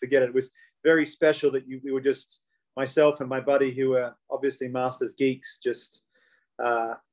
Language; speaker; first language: English; native; English